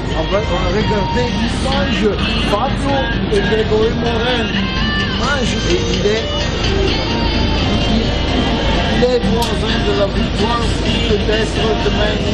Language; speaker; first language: French; non-native, fluent; Italian